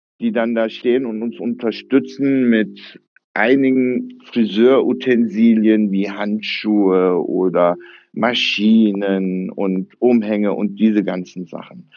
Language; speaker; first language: German; early bilingual, other home language; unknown